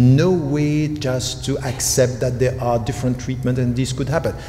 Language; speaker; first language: English; non-native, fluent; French